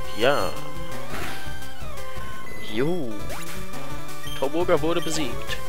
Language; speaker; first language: German; native; German